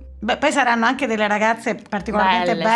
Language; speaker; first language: Italian; native; Italian